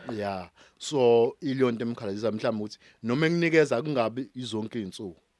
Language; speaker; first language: Zulu; native; Zulu